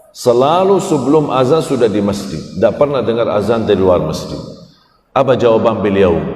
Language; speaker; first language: Malay; non-native, fluent; Arabic